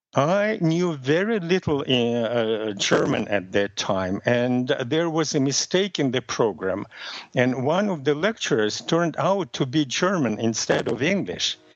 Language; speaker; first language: English; non-native, fluent; Russian